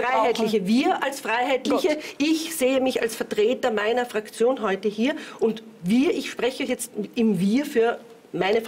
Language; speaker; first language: German; native; German